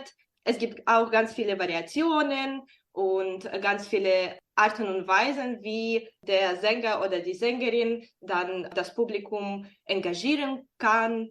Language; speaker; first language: German; non-native, fluent; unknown